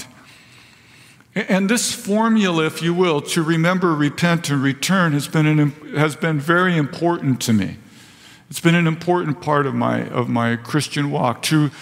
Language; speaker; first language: English; native; English